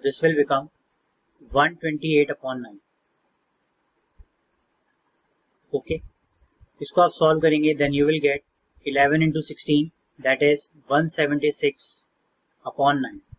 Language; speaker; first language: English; non-native, local second language; Hindi